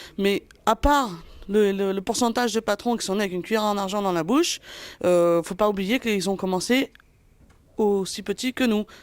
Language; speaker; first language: French; native; French